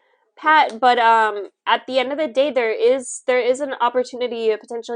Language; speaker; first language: English; native; English